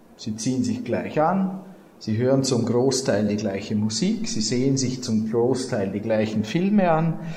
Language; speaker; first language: German; native; German